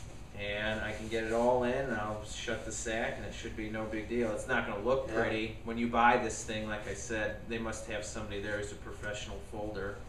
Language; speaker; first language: English; native; English